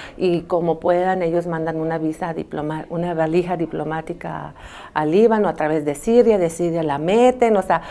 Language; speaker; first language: Spanish; early bilingual, other home language; Arabic